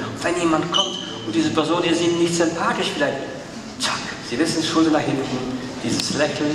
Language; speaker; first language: German; non-native, fluent; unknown